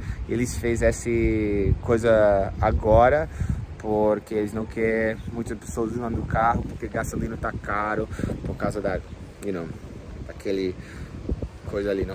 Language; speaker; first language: Portuguese; non-native, fluent; English